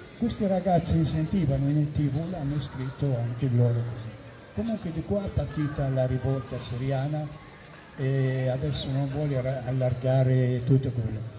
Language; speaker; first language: Italian; non-native, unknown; Arabic